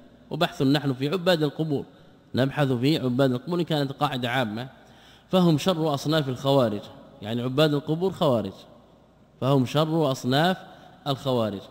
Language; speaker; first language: Arabic; native; Arabic